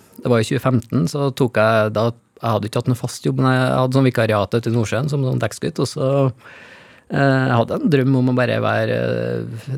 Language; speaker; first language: Norwegian; native; Norwegian